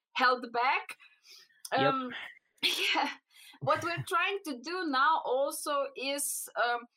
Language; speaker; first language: English; non-native, fluent; Slovenian